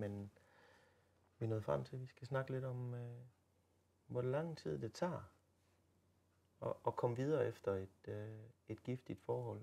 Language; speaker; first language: Danish; native; Danish